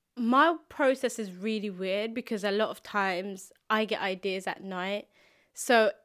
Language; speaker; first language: English; early bilingual, other home language; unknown